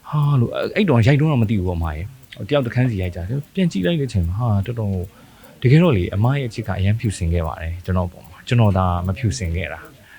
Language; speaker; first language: Burmese; native; Burmese